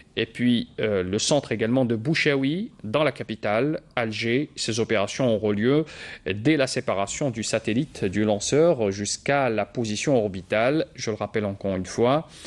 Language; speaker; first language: French; non-native, local second language; Arabic